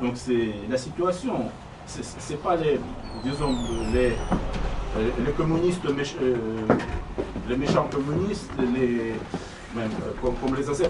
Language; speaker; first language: French; non-native, learner; Russian